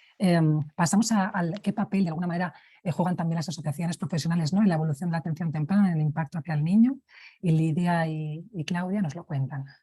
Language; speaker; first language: Spanish; native; Spanish